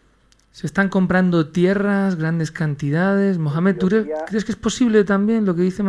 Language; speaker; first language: Spanish; native; Spanish